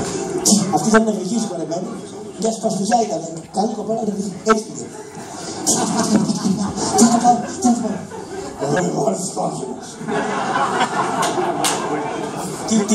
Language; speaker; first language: Greek; native; Greek